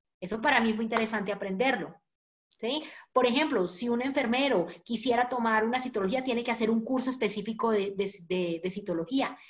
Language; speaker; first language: Spanish; native; Spanish